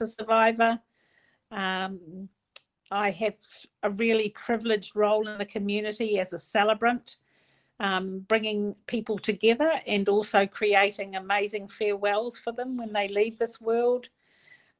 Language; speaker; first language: English; native; English